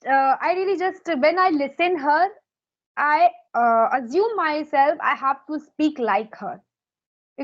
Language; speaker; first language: English; non-native, local second language; Hindi